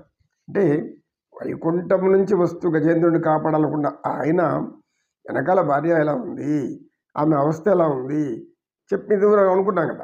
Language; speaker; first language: Telugu; native; Telugu